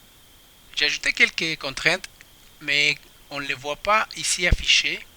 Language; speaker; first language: French; non-native, fluent; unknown